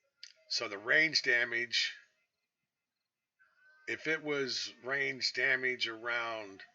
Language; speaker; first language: English; native; English